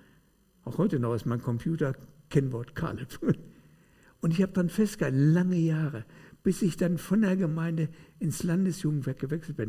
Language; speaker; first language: German; native; German